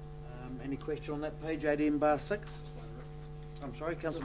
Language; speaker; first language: English; native; English